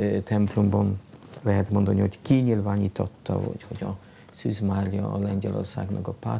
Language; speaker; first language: Hungarian; non-native, fluent; Polish